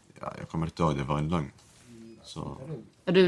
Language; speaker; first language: Swedish; non-native, fluent; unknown